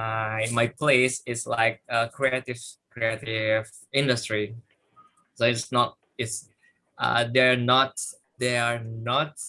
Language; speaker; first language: English; non-native, learner; Indonesian